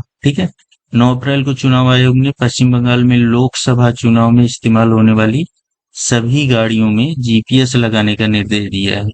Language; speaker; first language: Hindi; native; Hindi